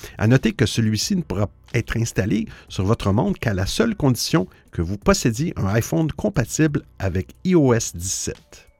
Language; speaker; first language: French; native; French